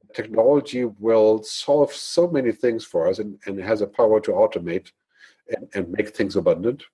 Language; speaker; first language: English; non-native, fluent; German